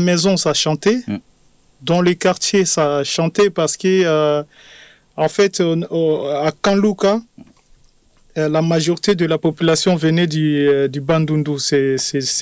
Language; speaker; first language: French; non-native, local second language; Lingala